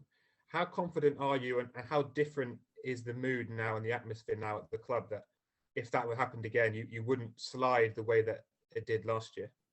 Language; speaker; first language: English; native; English